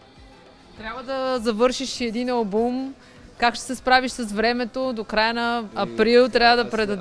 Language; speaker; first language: Bulgarian; native; Bulgarian